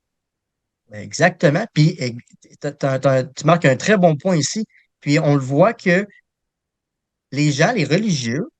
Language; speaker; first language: French; native; French